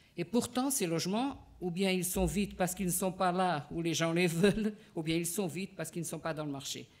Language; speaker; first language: French; non-native, fluent; Portuguese